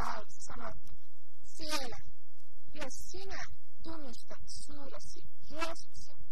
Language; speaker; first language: Finnish; early bilingual, heritage; Finnish